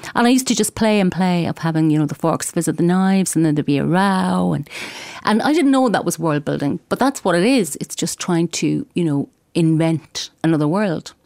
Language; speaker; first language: English; native; English